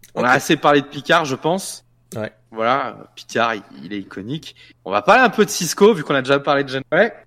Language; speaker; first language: French; native; French